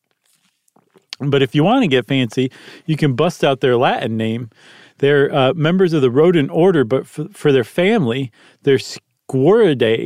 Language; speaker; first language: English; native; English